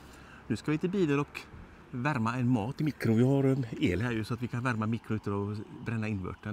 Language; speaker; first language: Swedish; native; Swedish